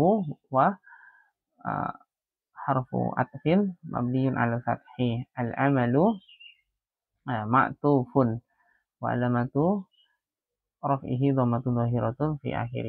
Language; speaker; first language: Arabic; non-native, fluent; Indonesian